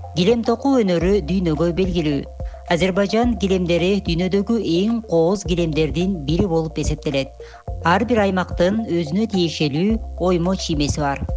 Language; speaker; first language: Kyrgyz; native; Kyrgyz